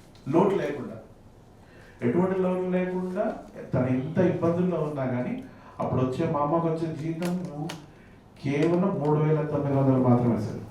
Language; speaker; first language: Telugu; native; Telugu